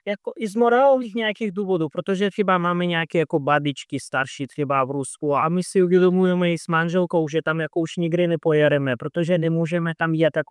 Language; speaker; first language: Czech; non-native, fluent; Russian